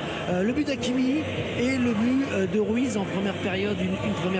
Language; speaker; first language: French; native; French